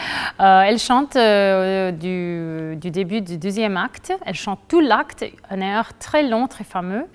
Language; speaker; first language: French; non-native, fluent; Spanish